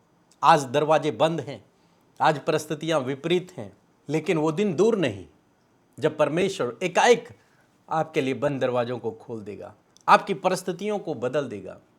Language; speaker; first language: Hindi; native; Hindi